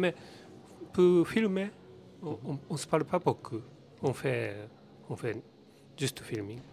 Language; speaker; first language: French; non-native, learner; Japanese